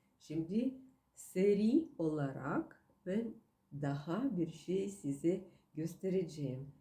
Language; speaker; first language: Turkish; non-native, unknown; Russian